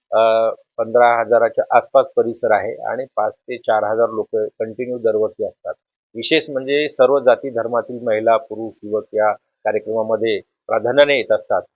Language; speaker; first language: Marathi; non-native, local second language; Lambadi